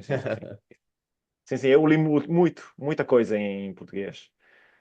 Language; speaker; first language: Portuguese; non-native, fluent; Italian